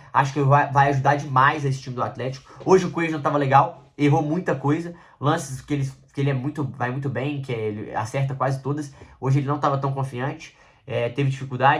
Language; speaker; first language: Portuguese; native; Portuguese